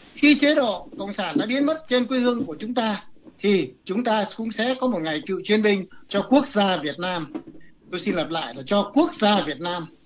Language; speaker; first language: Vietnamese; native; Vietnamese